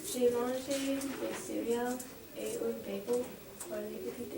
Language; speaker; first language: French; non-native, learner; English